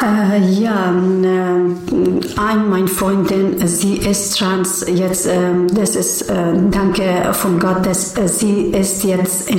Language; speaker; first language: German; non-native, learner; Persian